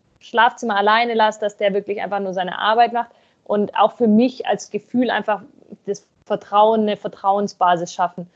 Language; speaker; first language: German; native; German